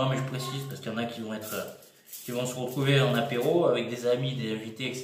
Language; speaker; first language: French; native; French